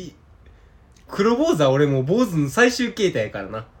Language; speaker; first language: Japanese; native; Japanese